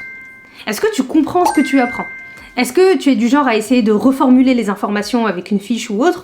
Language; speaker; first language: French; native; French